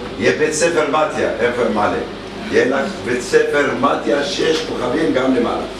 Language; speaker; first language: Hebrew; non-native, local second language; Arabic